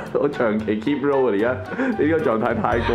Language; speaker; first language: Chinese; native; Chinese